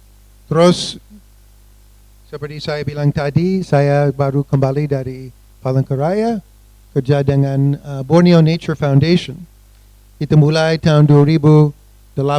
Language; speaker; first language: Indonesian; non-native, fluent; English